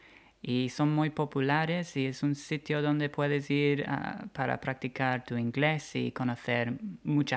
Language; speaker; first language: Spanish; non-native, fluent; English